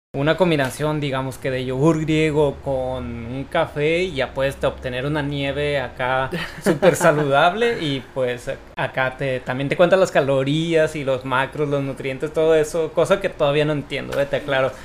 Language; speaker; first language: Spanish; native; Spanish